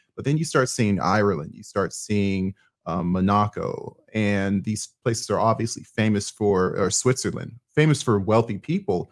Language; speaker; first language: English; native; English